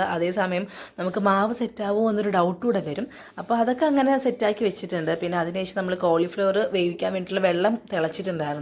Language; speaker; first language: Malayalam; native; Malayalam